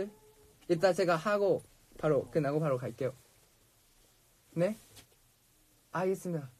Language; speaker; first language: Korean; non-native, fluent; Thai